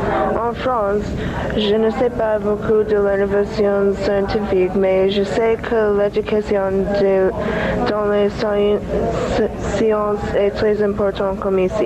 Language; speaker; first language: French; non-native, learner; English